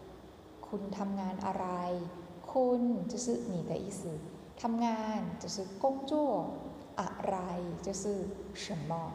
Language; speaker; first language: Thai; non-native, fluent; Chinese